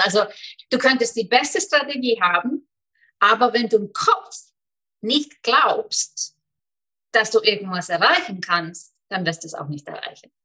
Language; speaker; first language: German; non-native, fluent; Icelandic